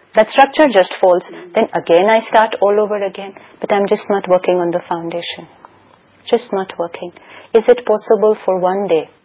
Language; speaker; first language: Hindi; native; Hindi